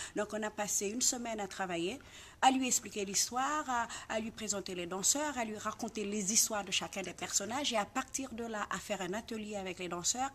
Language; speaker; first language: French; non-native, local second language; Haitian Creole